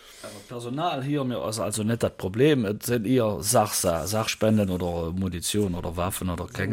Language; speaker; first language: German; native; German